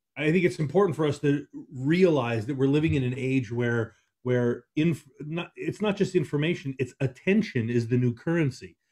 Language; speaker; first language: English; native; English